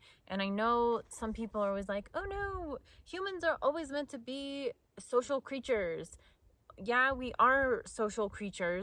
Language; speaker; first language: English; native; English